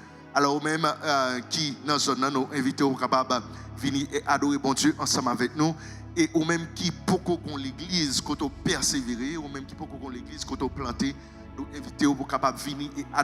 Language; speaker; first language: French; non-native, local second language; Haitian Creole